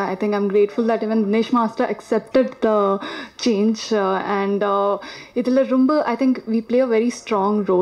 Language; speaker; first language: Tamil; non-native, learner; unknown